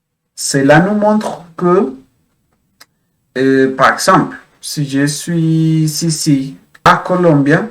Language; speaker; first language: French; non-native, fluent; Spanish